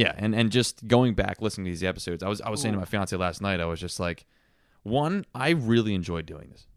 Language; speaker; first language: English; native; English